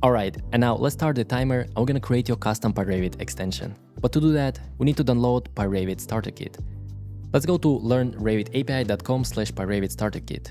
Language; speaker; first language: English; non-native, fluent; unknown